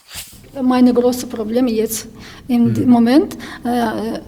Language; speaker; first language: German; non-native, learner; Ukrainian